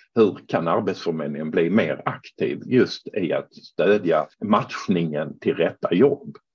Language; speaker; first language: Swedish; non-native, fluent; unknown